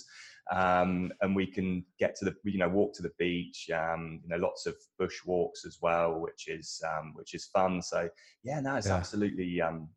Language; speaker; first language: English; native; English